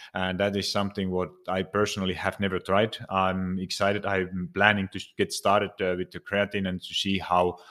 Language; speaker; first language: English; non-native, fluent; Finnish